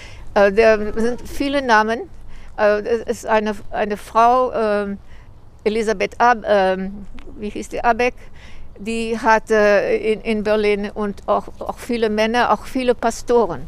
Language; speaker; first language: German; early bilingual, heritage; German